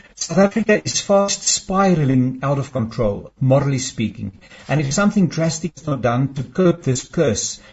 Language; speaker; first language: English; non-native, local second language; Afrikaans